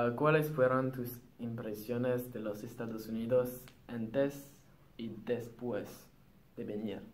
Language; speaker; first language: Spanish; non-native, learner; English